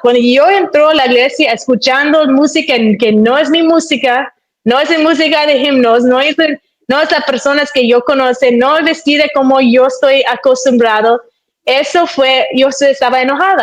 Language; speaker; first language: Spanish; early bilingual, heritage; Spanish